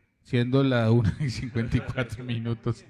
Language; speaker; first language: Spanish; native; Spanish